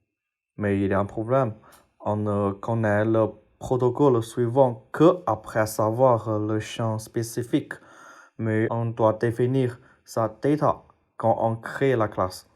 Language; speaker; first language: French; non-native, fluent; Chinese